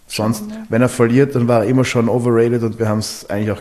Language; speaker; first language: German; native; German